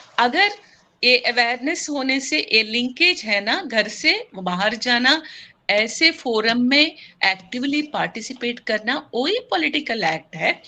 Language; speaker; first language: Hindi; non-native, local second language; Kannada